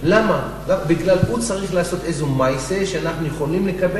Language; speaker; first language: Hebrew; non-native, fluent; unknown